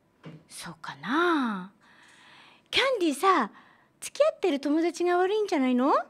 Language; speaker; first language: Japanese; native; Japanese